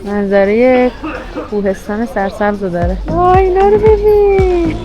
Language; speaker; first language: Persian; native; Persian